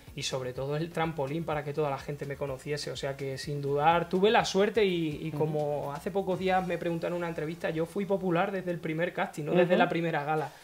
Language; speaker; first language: Spanish; native; Spanish